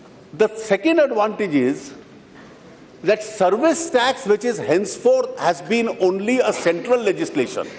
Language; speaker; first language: English; non-native, local second language; Hindi